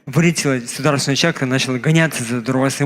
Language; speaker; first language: Russian; native; Russian